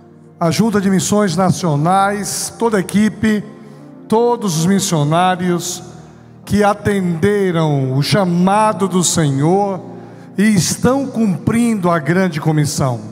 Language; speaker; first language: Portuguese; native; Portuguese